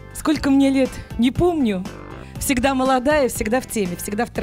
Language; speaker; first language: Russian; native; Russian